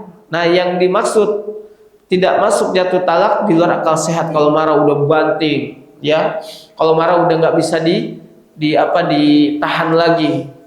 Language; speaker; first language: Indonesian; native; Indonesian